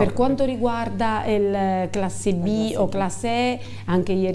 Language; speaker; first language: Italian; native; Italian